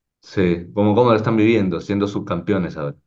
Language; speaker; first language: Spanish; native; Spanish